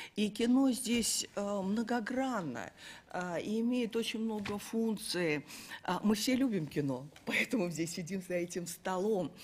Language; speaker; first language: Russian; native; Russian